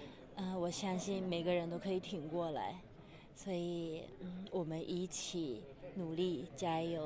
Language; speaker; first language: Chinese; non-native, fluent; Japanese